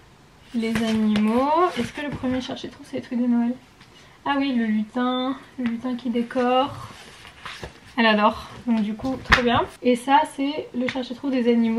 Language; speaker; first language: French; native; French